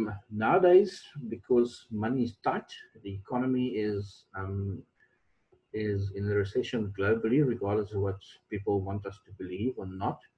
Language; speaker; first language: English; non-native, local second language; Afrikaans